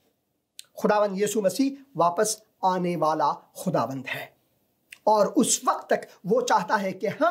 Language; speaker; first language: Hindi; non-native, fluent; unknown